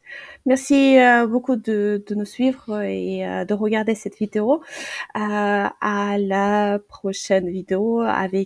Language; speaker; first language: French; non-native, fluent; Ukrainian